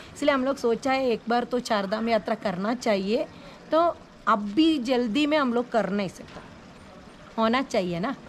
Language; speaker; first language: Hindi; non-native, local second language; Malayalam